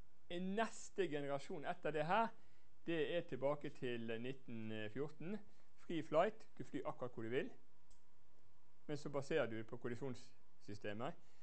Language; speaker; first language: Norwegian; native; Norwegian